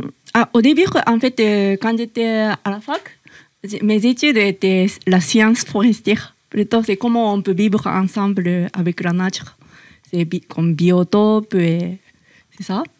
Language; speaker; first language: French; non-native, learner; Japanese